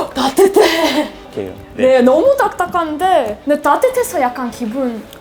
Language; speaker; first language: Korean; non-native, fluent; Russian